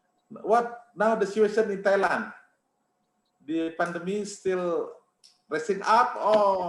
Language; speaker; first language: English; non-native, fluent; Indonesian